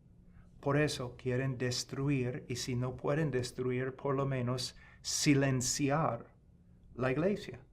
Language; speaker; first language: Spanish; non-native, fluent; English